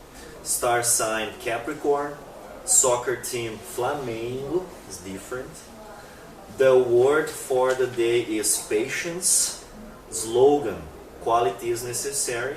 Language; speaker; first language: English; non-native, fluent; Portuguese